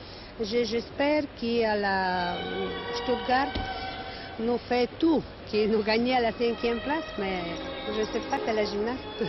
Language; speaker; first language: French; non-native, learner; Bulgarian